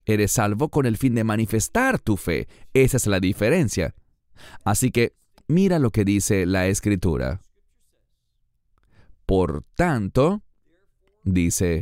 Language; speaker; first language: Spanish; native; Spanish